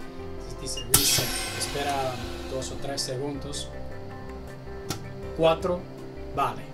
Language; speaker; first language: Spanish; non-native, learner; Chinese